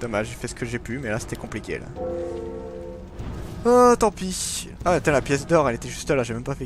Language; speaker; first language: French; native; French